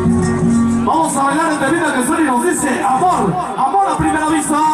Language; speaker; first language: Spanish; native; Spanish